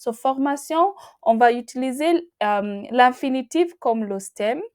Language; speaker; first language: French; non-native, fluent; English